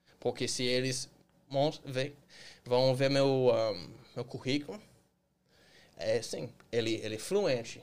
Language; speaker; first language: Portuguese; non-native, fluent; English